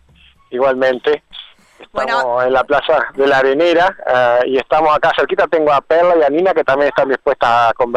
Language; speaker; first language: Spanish; native; Spanish